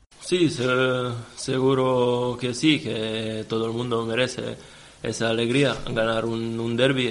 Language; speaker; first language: Spanish; non-native, fluent; Serbian